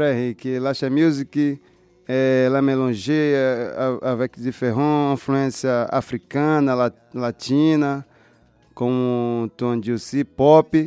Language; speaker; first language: French; non-native, learner; Portuguese